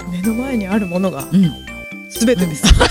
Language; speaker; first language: Japanese; native; Japanese